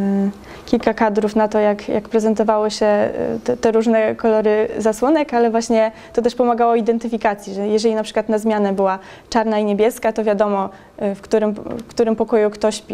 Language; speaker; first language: Polish; native; Polish